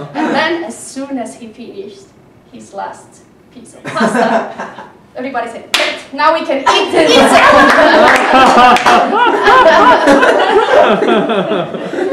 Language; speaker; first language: English; non-native, fluent; Italian